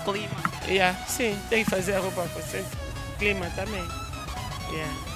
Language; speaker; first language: Portuguese; non-native, learner; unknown